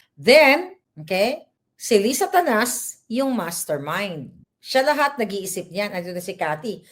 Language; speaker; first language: Filipino; native; Filipino